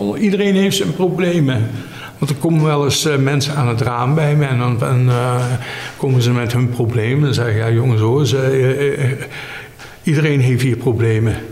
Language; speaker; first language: Dutch; native; Dutch